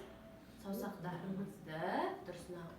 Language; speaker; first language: Kazakh; native; Kazakh